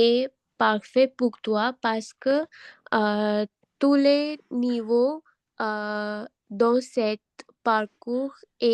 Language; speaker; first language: French; non-native, learner; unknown